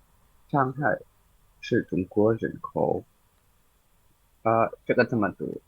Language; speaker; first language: Chinese; non-native, learner; Indonesian